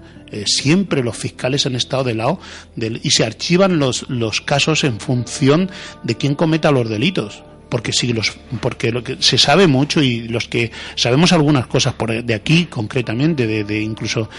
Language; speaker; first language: Spanish; native; Spanish